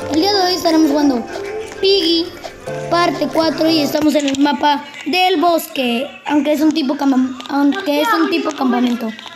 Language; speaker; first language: Spanish; native; Spanish